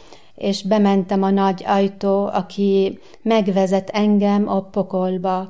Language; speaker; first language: Hungarian; non-native, learner; Arabic